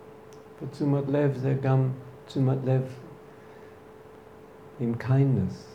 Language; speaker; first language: Hebrew; non-native, fluent; English